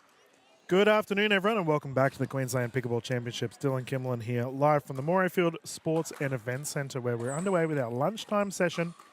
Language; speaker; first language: English; native; English